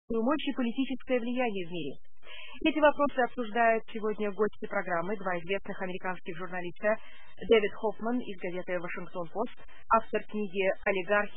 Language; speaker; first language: Russian; native; Russian